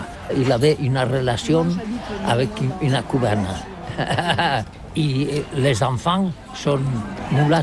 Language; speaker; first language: French; non-native, learner; Catalan